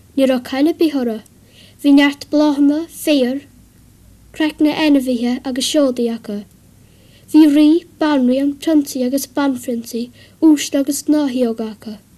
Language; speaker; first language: Irish; native; Irish